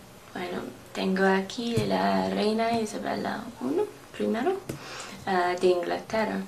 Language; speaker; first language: Spanish; non-native, learner; English